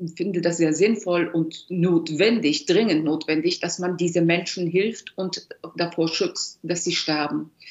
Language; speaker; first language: German; early bilingual, other home language; Persian